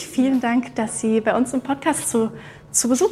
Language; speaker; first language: German; native; German